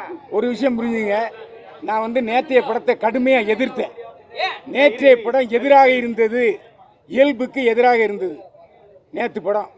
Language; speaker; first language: Tamil; native; Tamil